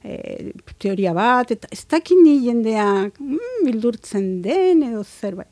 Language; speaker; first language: Basque; non-native, local second language; Spanish